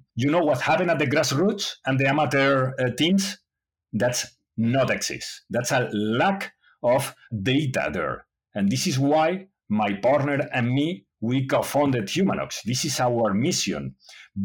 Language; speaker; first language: English; non-native, fluent; Spanish